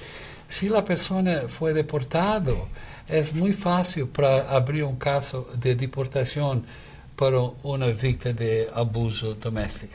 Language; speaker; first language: Spanish; non-native, fluent; Portuguese